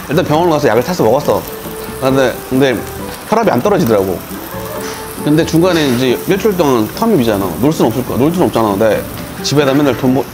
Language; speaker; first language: Korean; native; Korean